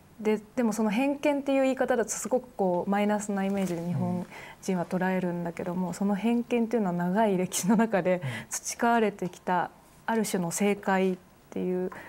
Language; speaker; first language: Japanese; native; Japanese